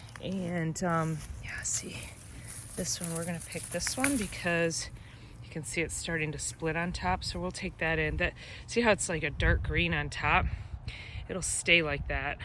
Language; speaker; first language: English; native; English